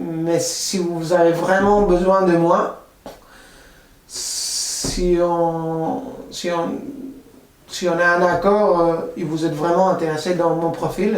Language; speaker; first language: French; non-native, fluent; Spanish